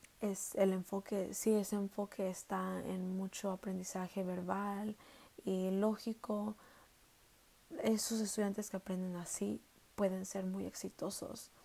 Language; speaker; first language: Spanish; early bilingual, heritage; Spanish